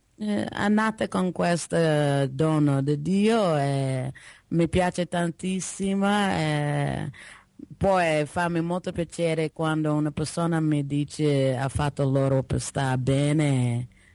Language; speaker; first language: Italian; non-native, learner; English